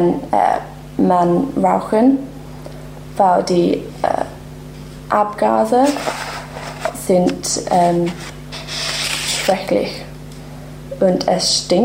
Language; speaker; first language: German; non-native, learner; English